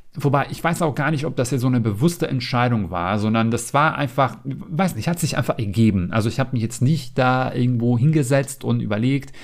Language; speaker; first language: German; non-native, fluent; Macedonian